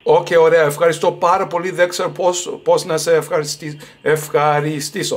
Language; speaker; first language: Greek; early bilingual, heritage; Greek